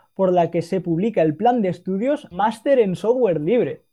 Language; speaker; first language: Spanish; non-native, local second language; Catalan